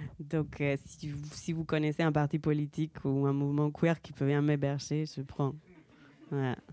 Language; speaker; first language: French; early bilingual, heritage; Spanish